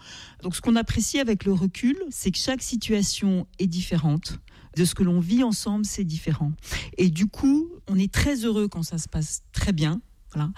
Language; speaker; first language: French; native; French